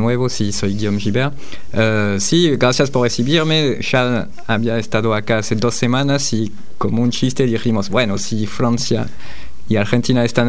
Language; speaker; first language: Spanish; non-native, fluent; French